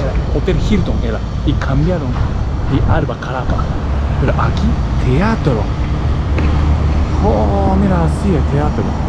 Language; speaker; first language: Spanish; non-native, learner; Japanese